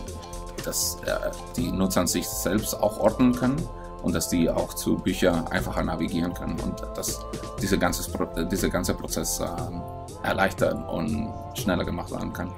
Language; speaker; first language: German; non-native, fluent; Spanish